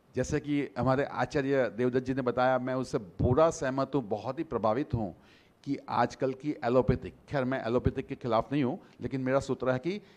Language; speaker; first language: Hindi; non-native, local second language; Gujarati